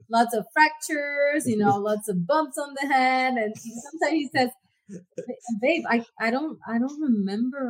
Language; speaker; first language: English; non-native, local second language; Spanish